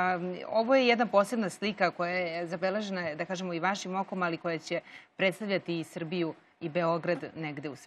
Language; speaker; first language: Serbian; native; Serbian